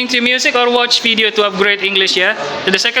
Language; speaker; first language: English; non-native, fluent; Indonesian